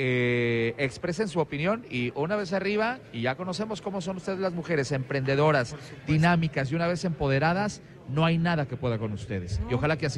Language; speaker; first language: Spanish; native; Spanish